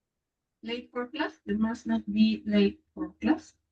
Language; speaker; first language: English; non-native, learner; Spanish